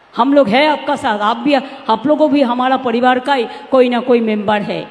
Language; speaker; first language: Hindi; non-native, local second language; Bangla